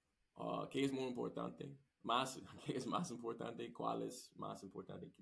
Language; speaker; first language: Spanish; non-native, learner; English